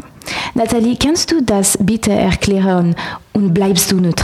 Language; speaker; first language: German; non-native, learner; French